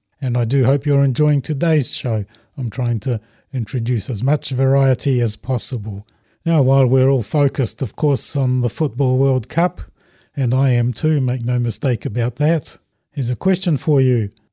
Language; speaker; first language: English; early bilingual, other home language; Greek